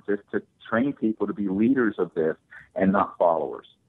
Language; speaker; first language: English; native; English